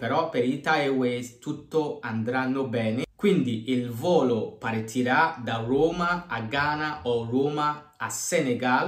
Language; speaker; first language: Italian; non-native, fluent; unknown